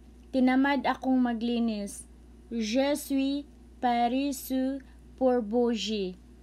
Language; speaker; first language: French; non-native, learner; Cebuano